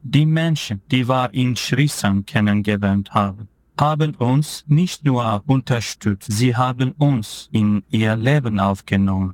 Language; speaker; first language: German; non-native, fluent; Turkish